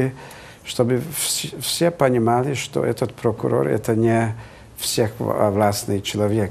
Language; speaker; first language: Russian; non-native, fluent; Hungarian